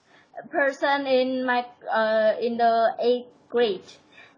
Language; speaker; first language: English; non-native, learner; Vietnamese